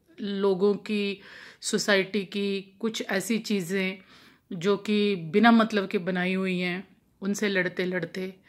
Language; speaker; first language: Hindi; non-native, local second language; Punjabi